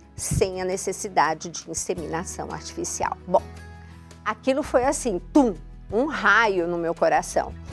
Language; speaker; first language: Portuguese; native; Portuguese